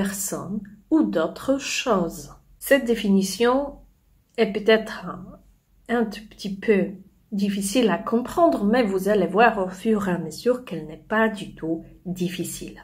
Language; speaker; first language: French; non-native, fluent; Polish